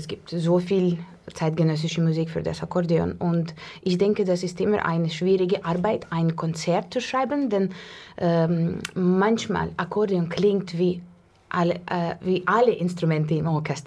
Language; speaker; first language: German; non-native, learner; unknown